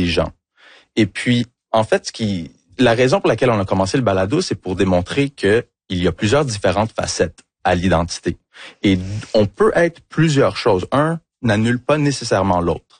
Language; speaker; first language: French; early bilingual, other home language; English